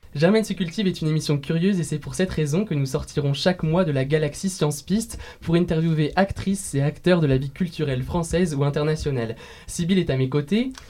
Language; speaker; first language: French; native; French